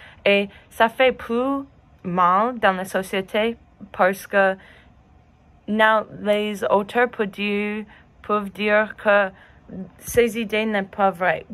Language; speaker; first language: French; non-native, learner; English